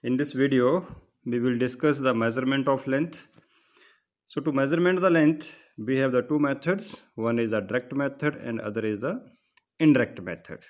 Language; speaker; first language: English; non-native, local second language; Punjabi